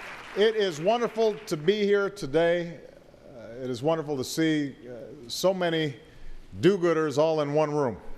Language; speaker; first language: English; native; English